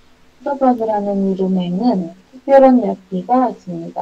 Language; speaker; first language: Korean; non-native, learner; Indonesian